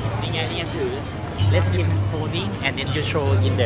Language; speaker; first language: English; non-native, learner; Thai